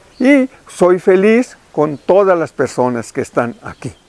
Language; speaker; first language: Spanish; non-native, learner; English